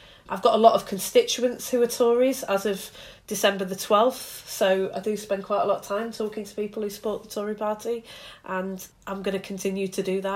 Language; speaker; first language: English; native; English